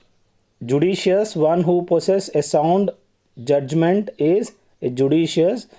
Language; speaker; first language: English; non-native, local second language; Telugu